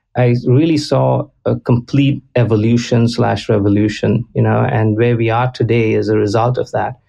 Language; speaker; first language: English; non-native, local second language; Konkani